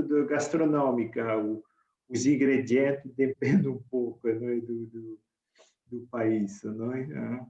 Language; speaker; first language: Portuguese; non-native, fluent; French